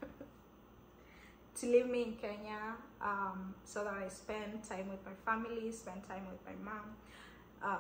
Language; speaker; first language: English; non-native, local second language; Kamba